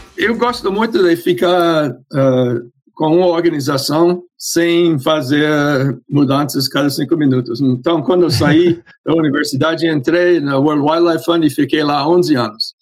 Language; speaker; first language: Portuguese; non-native, fluent; English